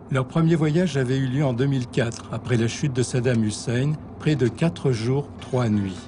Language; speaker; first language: French; native; French